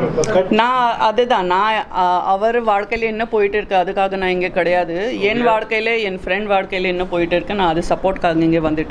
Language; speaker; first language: Tamil; non-native, learner; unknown